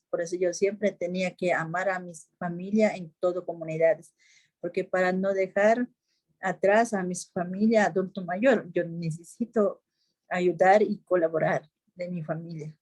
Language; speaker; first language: Spanish; non-native, local second language; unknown